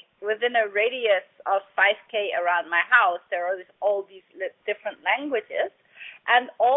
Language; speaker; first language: English; non-native, fluent; Dutch